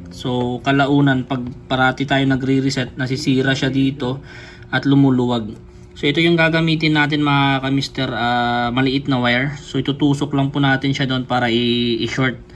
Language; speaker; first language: Filipino; non-native, local second language; Cebuano